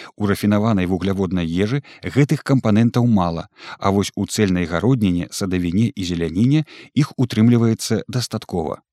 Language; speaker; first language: Belarusian; native; Belarusian